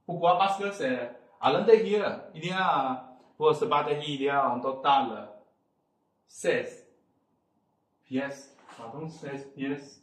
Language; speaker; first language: French; non-native, fluent; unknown